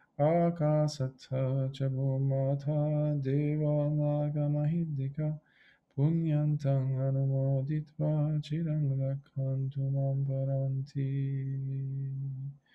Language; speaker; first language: Armenian; early bilingual, heritage; Armenian